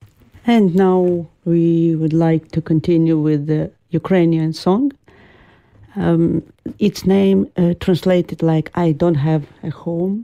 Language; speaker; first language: English; non-native, learner; Ukrainian